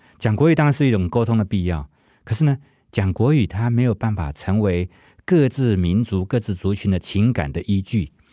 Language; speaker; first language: Chinese; non-native, local second language; Hakka Chinese